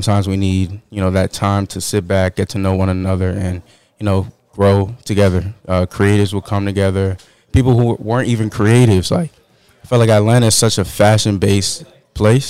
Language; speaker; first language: English; native; English